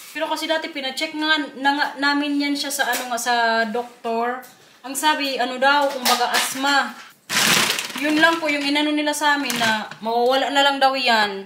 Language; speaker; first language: Filipino; non-native, local second language; Waray